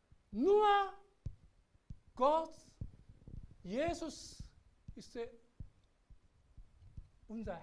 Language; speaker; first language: German; non-native, learner; Korean